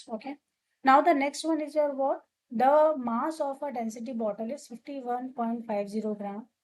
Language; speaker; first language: English; non-native, local second language; Hindi